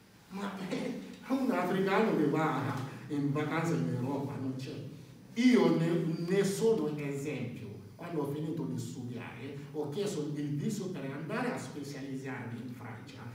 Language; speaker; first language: Italian; non-native, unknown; French